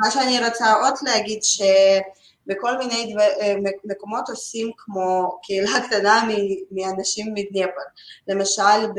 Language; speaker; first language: Hebrew; non-native, learner; Russian